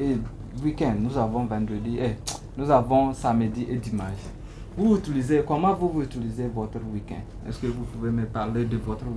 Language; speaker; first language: French; non-native, learner; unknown